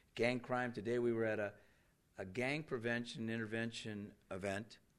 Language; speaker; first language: English; native; English